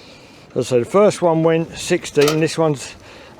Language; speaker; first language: English; native; English